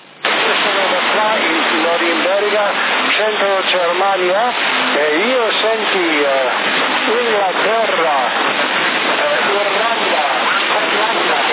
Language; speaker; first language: Italian; non-native, learner; German